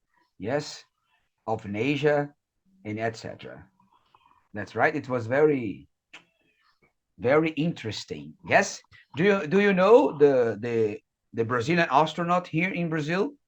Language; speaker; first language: English; non-native, fluent; Portuguese